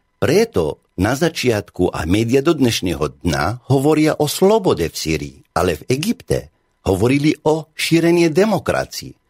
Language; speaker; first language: Slovak; non-native, fluent; Arabic